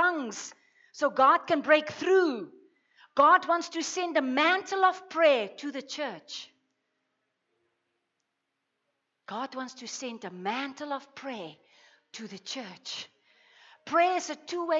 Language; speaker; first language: English; non-native, local second language; Afrikaans